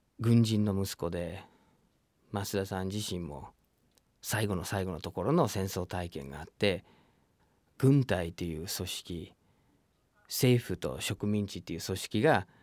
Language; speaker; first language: Japanese; non-native, fluent; English